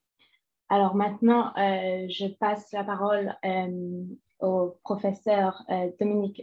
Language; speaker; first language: French; non-native, fluent; English